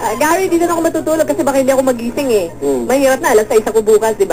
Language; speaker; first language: Filipino; native; Filipino